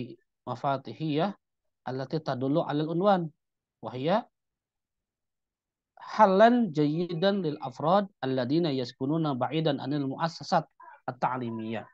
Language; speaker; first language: Arabic; non-native, fluent; Indonesian